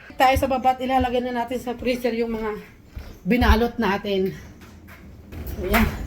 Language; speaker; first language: Filipino; native; Filipino